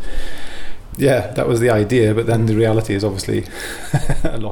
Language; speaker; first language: English; native; English